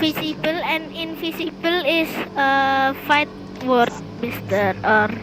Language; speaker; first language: English; non-native, learner; Indonesian